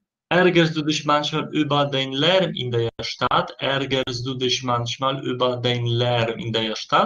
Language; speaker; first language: German; non-native, fluent; Polish